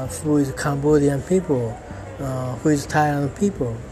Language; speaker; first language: English; non-native, learner; Japanese